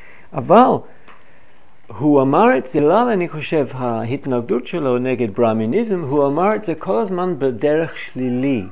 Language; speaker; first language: Hebrew; non-native, fluent; English